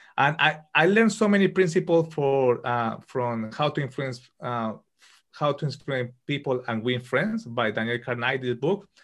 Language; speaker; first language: English; non-native, fluent; Spanish